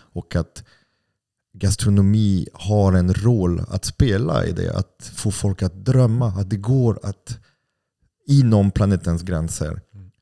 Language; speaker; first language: Swedish; non-native, fluent; French